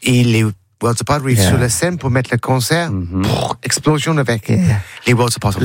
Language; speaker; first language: French; non-native, learner; English